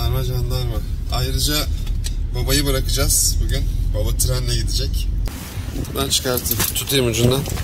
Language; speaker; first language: Turkish; native; Turkish